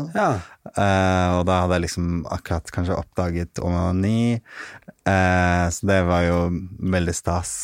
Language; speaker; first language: Norwegian; early bilingual, other home language; Arabic